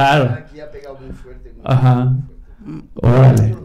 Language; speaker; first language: Spanish; native; Spanish